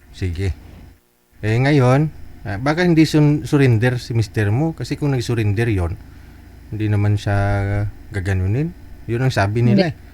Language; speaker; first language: Filipino; native; Filipino